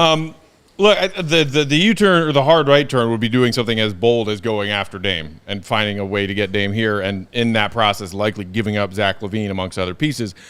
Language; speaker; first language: English; native; English